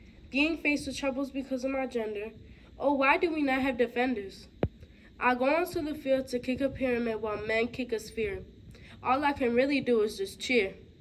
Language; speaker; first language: English; early bilingual, other home language; Spanish